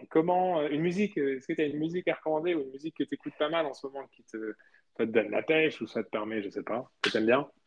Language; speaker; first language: French; early bilingual, other home language; Spanish